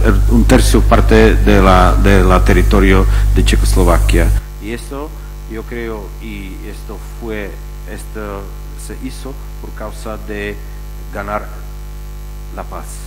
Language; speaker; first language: Spanish; non-native, fluent; Czech